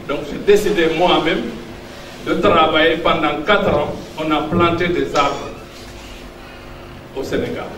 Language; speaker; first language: French; non-native, local second language; Fula